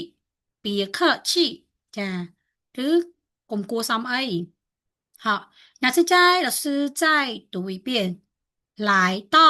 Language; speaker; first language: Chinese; non-native, fluent; Khmer